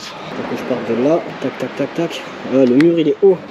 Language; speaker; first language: French; native; French